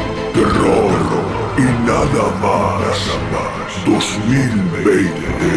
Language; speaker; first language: Spanish; native; Spanish